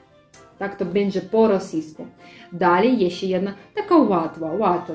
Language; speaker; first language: Polish; non-native, learner; Russian